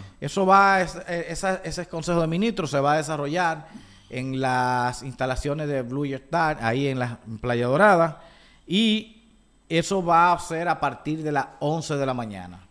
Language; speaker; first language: Spanish; native; Spanish